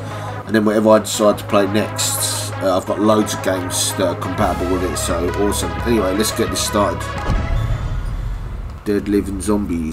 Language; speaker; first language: English; native; English